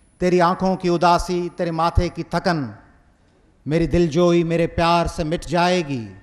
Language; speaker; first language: Urdu; non-native, local second language; Sindhi